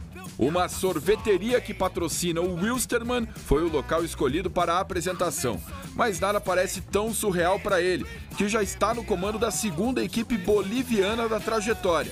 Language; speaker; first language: Portuguese; native; Portuguese